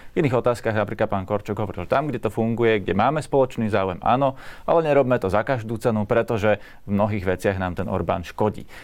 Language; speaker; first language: Slovak; native; Slovak